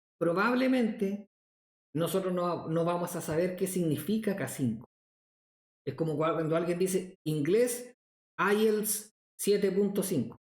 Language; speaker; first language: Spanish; native; Spanish